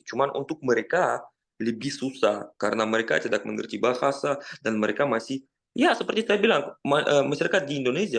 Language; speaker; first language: Indonesian; non-native, fluent; Russian